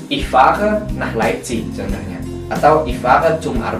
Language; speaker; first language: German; non-native, learner; Indonesian